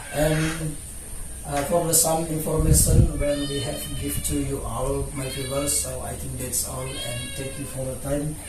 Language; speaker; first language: English; non-native, learner; Indonesian